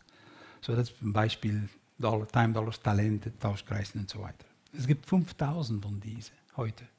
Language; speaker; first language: German; non-native, learner; Dutch